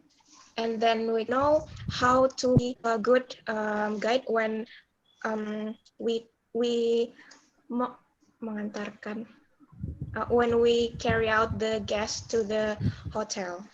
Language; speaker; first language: English; non-native, learner; Indonesian